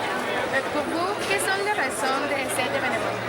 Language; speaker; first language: French; non-native, learner; Spanish